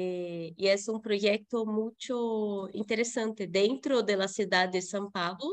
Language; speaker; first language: Spanish; non-native, fluent; Portuguese